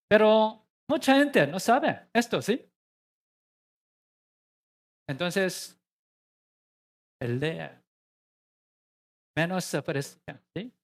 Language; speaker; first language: Spanish; non-native, learner; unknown